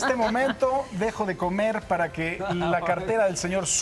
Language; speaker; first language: Spanish; native; Spanish